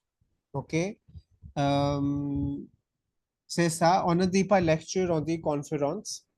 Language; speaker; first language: French; non-native, fluent; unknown